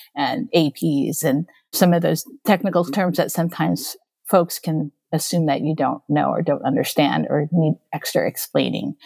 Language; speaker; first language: English; early bilingual, other home language; Japanese